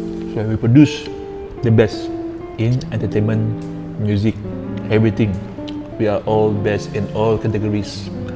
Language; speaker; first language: English; non-native, local second language; Malay